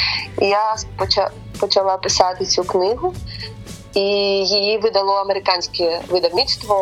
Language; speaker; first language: Ukrainian; non-native, local second language; Russian